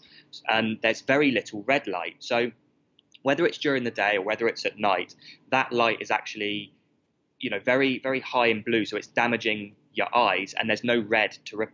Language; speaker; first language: English; native; English